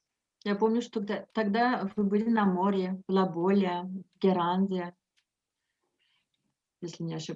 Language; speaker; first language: Russian; non-native, fluent; French